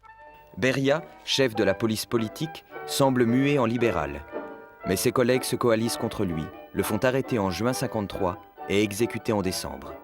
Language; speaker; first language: French; native; French